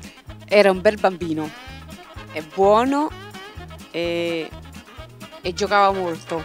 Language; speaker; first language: Italian; native; Italian